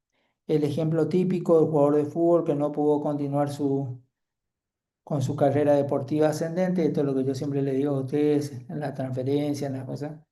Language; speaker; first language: Spanish; native; Spanish